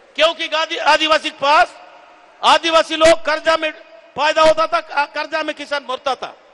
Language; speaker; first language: Hindi; native; Hindi